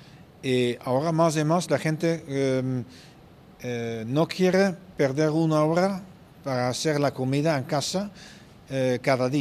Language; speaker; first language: Spanish; non-native, fluent; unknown